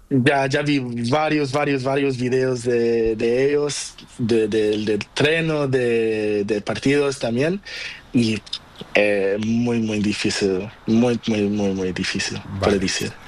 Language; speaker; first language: Spanish; non-native, learner; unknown